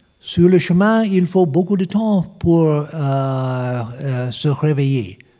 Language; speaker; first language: French; non-native, learner; English